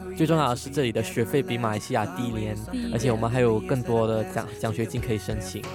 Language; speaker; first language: Chinese; non-native, local second language; Cantonese